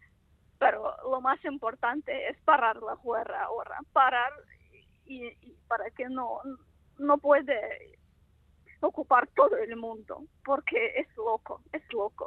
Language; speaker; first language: Spanish; non-native, fluent; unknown